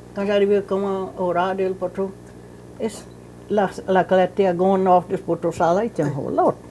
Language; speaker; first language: French; native; French